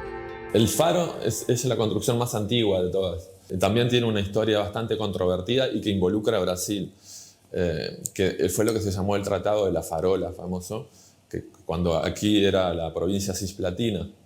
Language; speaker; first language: Spanish; native; Spanish